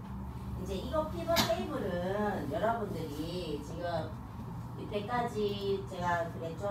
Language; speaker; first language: Korean; native; Korean